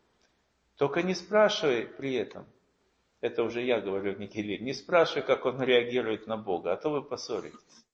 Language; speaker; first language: Russian; native; Russian